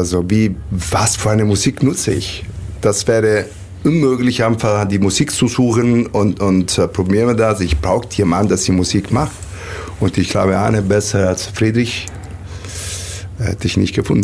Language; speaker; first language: German; non-native, learner; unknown